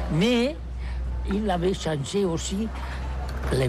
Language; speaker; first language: French; non-native, learner; Catalan